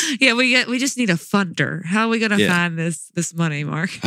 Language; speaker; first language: English; native; English